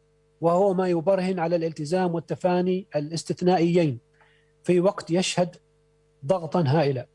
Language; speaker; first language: Arabic; native; Arabic